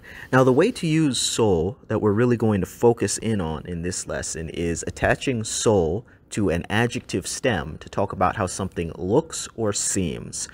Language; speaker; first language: English; native; English